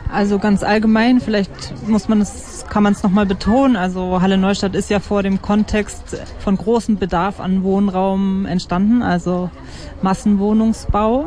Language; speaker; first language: German; native; German